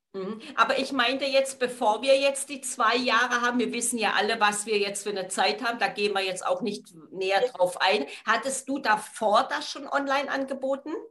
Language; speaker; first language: German; native; German